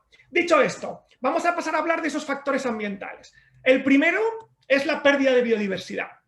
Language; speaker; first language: Spanish; native; Spanish